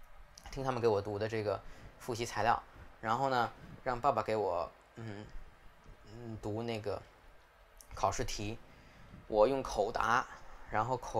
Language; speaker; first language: Chinese; native; Chinese